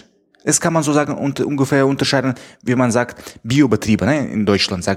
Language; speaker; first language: German; non-native, fluent; Tajik